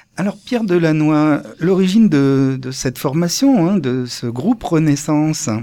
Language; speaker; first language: French; native; French